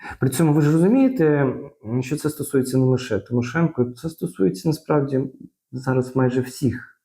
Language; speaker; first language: Ukrainian; native; Ukrainian